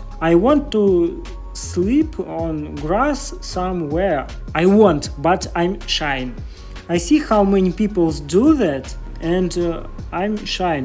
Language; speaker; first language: English; non-native, learner; Russian